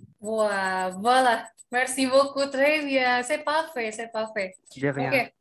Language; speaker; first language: French; non-native, fluent; Indonesian